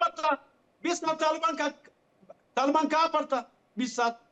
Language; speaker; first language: Hindi; non-native, fluent; Pashto